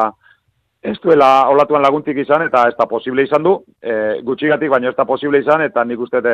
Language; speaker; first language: Basque; native; Basque